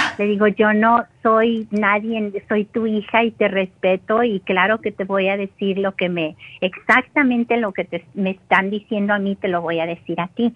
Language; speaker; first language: Spanish; early bilingual, heritage; Spanish